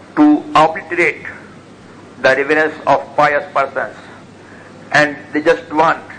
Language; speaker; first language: English; non-native, local second language; Urdu